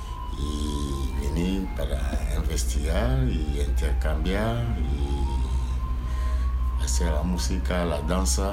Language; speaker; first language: Spanish; non-native, learner; Lingala